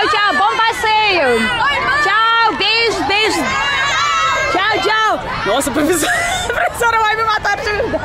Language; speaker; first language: Portuguese; non-native, fluent; Russian